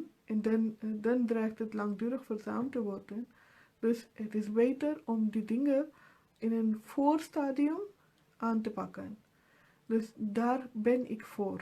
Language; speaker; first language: Dutch; non-native, fluent; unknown